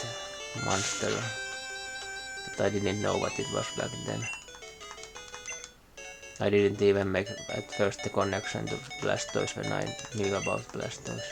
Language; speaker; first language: English; non-native, fluent; Finnish